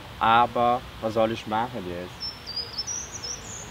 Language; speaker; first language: German; non-native, learner; Bulgarian